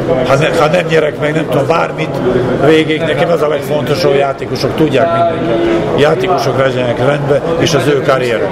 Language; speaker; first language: Hungarian; non-native, learner; Serbian